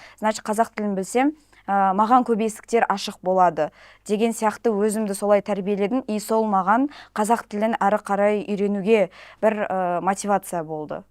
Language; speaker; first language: Kazakh; non-native, local second language; Russian